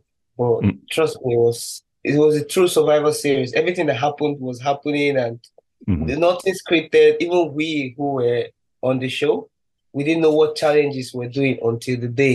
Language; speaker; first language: English; non-native, local second language; Igbo